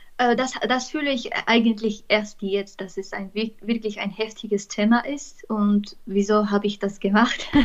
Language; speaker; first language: German; non-native, fluent; Armenian